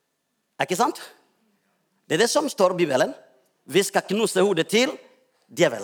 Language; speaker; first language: Norwegian; non-native, fluent; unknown